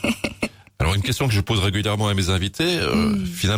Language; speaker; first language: French; native; French